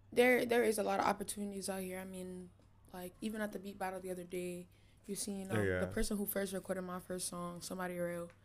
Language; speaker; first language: English; native; English